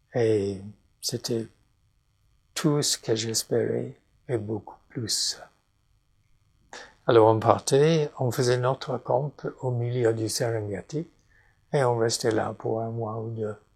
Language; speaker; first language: French; non-native, fluent; English